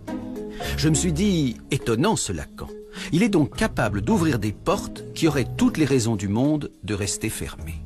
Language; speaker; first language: French; native; French